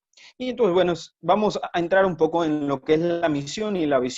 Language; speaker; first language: Spanish; native; Spanish